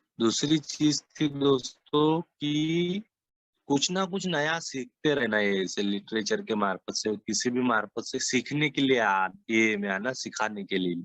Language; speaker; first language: Hindi; non-native, local second language; Marathi